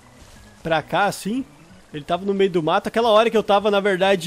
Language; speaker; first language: Portuguese; native; Portuguese